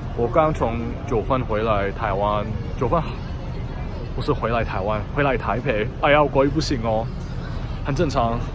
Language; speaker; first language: Chinese; non-native, learner; Cantonese